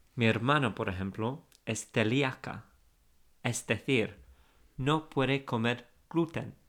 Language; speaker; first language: Spanish; non-native, fluent; English